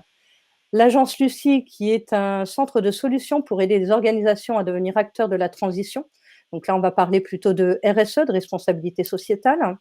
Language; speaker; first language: French; native; French